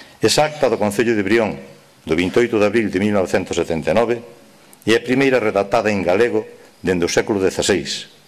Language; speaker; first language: Galician; native; Galician